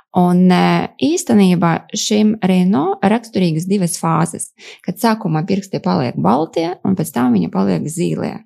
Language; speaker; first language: Latvian; non-native, local second language; Russian